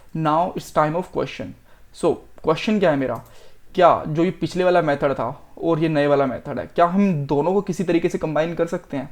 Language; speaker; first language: Hindi; native; Hindi